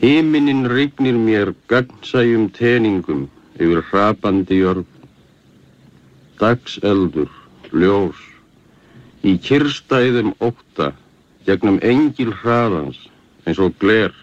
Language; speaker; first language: Icelandic; native; Icelandic